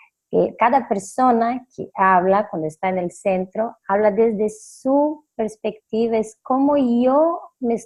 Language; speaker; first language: Spanish; non-native, fluent; Portuguese